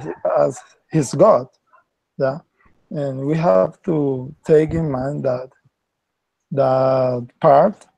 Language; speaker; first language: English; non-native, learner; Spanish